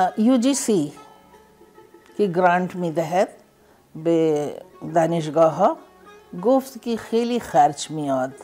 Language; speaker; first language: Persian; non-native, fluent; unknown